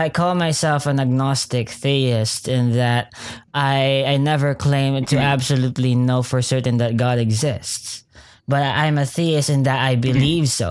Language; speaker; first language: English; non-native, local second language; Filipino